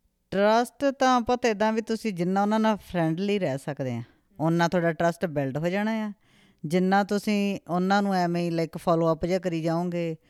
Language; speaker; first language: Punjabi; native; Punjabi